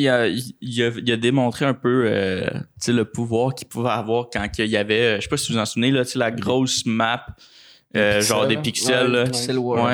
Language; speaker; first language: French; native; French